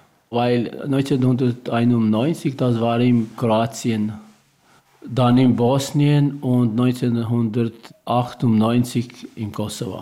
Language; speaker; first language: German; non-native, learner; Albanian